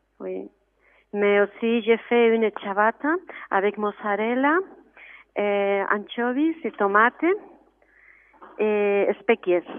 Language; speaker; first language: French; non-native, fluent; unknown